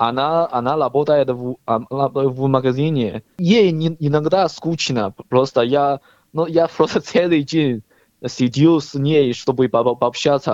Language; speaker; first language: Russian; non-native, learner; Chinese